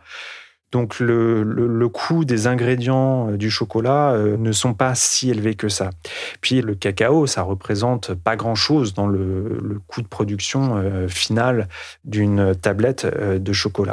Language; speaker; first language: French; native; French